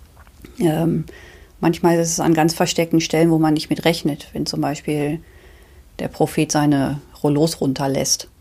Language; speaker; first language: German; native; German